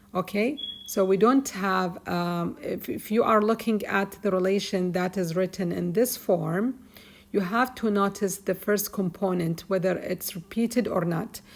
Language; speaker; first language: English; non-native, fluent; Arabic